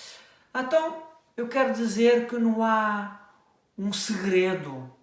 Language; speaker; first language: Portuguese; early bilingual, heritage; French